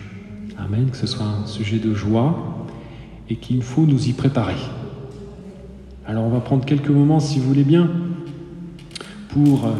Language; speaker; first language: French; native; French